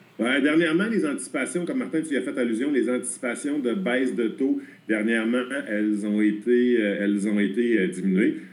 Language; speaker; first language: French; native; French